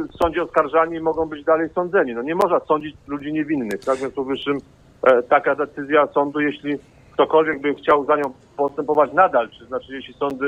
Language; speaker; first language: Polish; native; Polish